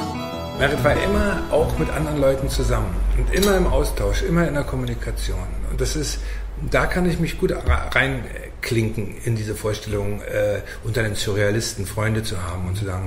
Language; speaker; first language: German; native; German